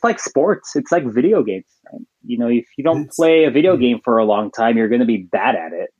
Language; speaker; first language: English; native; English